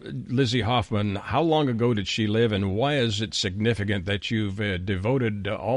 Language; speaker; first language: English; native; English